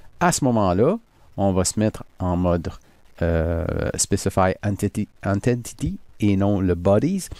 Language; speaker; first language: French; native; French